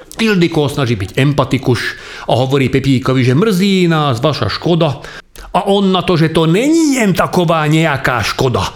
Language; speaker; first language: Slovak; non-native, local second language; Hungarian